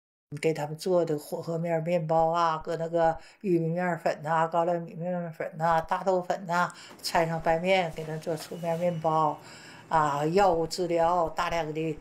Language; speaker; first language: Chinese; native; Chinese